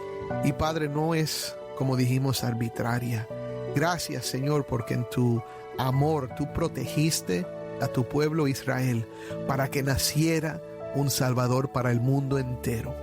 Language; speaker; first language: Spanish; native; Spanish